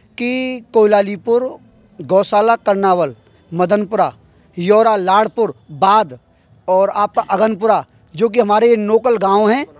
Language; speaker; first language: Hindi; native; Hindi